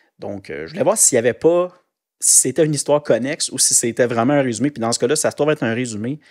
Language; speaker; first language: French; native; French